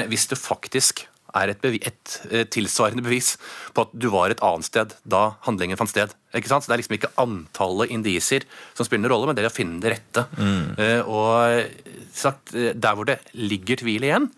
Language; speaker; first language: Norwegian; native; Norwegian